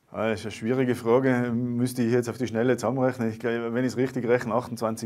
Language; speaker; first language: German; native; German